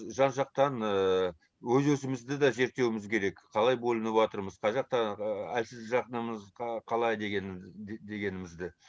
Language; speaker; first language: Kazakh; early bilingual, heritage; Kazakh